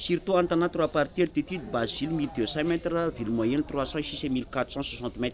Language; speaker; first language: French; non-native, local second language; Malagasy